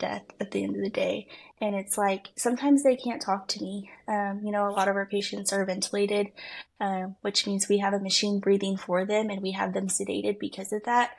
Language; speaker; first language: English; native; English